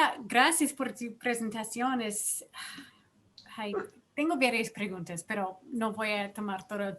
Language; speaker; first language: Spanish; non-native, fluent; English